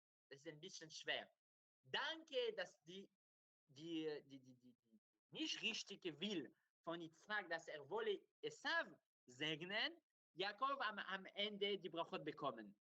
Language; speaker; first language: German; non-native, learner; Hebrew